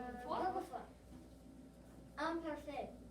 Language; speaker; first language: French; non-native, learner; English